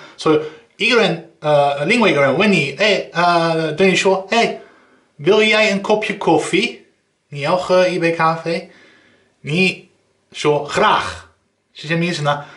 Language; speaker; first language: Chinese; non-native, fluent; Dutch